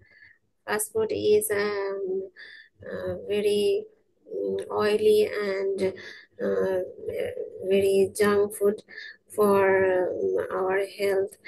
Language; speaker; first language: English; non-native, learner; Bangla